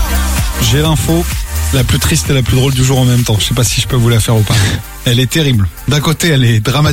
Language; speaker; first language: French; native; French